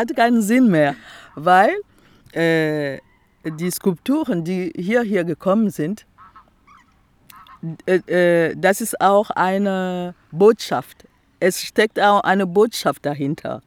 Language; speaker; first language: German; non-native, fluent; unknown